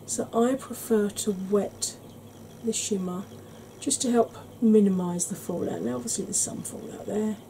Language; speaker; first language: English; native; English